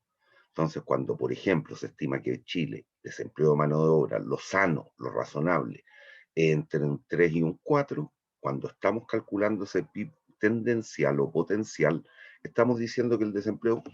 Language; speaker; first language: Spanish; native; Spanish